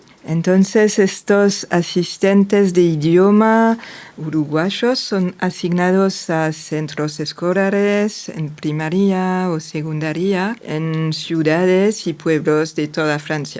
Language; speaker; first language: Spanish; non-native, fluent; French